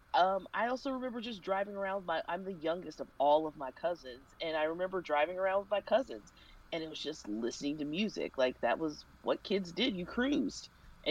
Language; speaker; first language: English; native; English